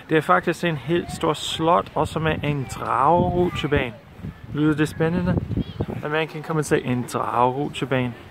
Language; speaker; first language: Danish; non-native, fluent; English